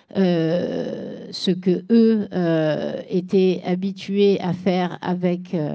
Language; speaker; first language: French; native; French